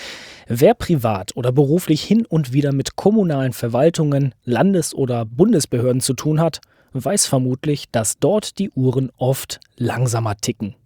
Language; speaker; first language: German; native; German